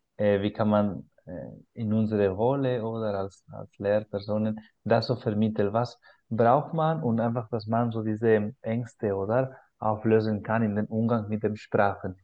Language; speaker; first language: German; non-native, fluent; Spanish